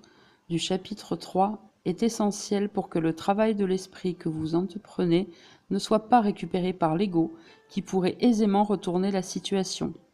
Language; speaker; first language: French; native; French